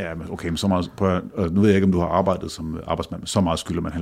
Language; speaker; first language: Danish; native; Danish